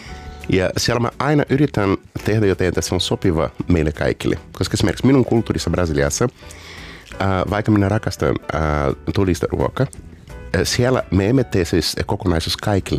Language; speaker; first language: Finnish; non-native, fluent; Portuguese